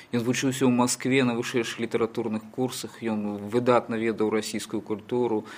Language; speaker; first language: Belarusian; native; Belarusian